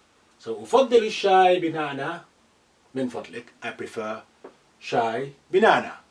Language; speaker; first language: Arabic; non-native, fluent; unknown